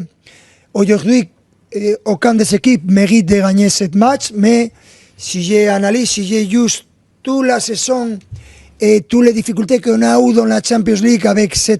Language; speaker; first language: French; non-native, fluent; Spanish